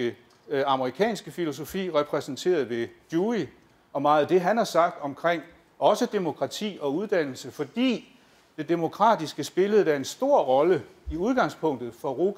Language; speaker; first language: Danish; native; Danish